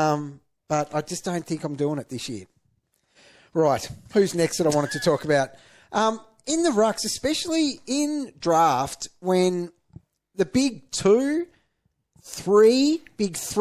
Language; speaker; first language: English; native; English